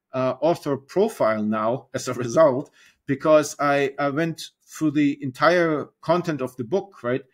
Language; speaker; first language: English; non-native, fluent; German